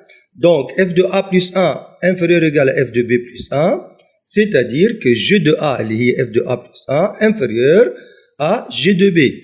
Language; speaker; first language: French; non-native, local second language; Arabic